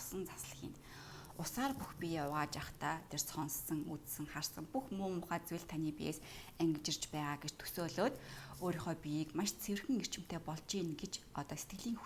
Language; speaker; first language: Mongolian; native; Mongolian